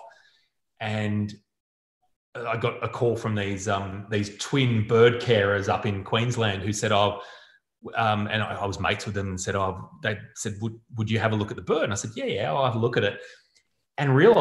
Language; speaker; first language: English; native; English